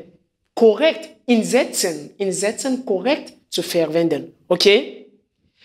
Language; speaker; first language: German; non-native, fluent; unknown